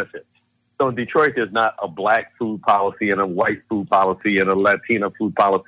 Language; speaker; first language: English; native; English